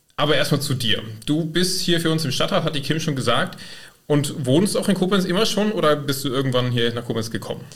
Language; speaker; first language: German; native; German